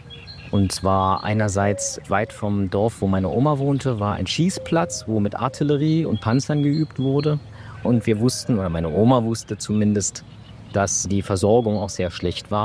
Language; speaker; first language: German; native; German